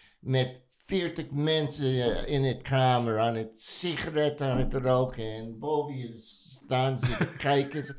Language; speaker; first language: Dutch; non-native, learner; English